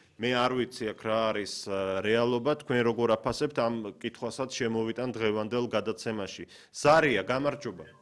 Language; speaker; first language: Georgian; native; Georgian